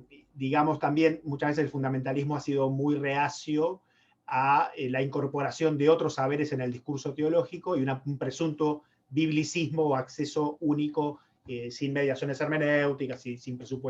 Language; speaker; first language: Spanish; native; Spanish